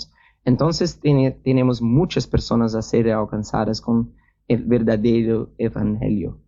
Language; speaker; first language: Spanish; non-native, learner; Portuguese